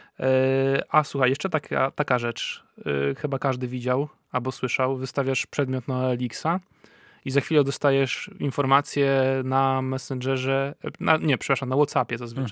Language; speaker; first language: Polish; native; Polish